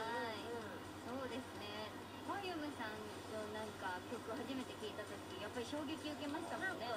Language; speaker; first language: Japanese; native; Japanese